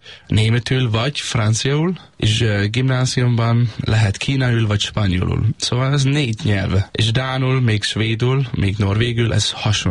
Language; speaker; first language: Hungarian; non-native, learner; Danish